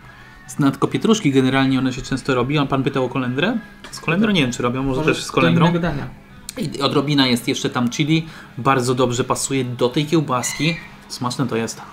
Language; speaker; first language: Polish; native; Polish